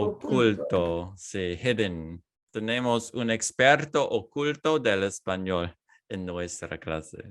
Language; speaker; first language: Spanish; non-native, learner; English